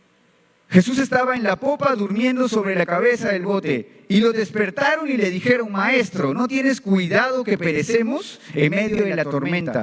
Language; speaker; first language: Spanish; native; Spanish